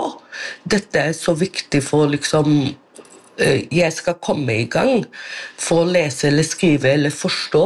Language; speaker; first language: Norwegian; non-native, local second language; Romany